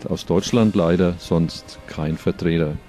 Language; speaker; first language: German; native; German